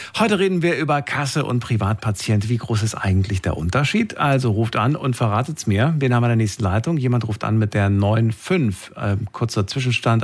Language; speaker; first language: German; native; German